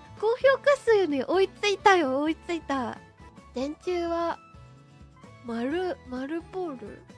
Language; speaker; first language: Japanese; native; Japanese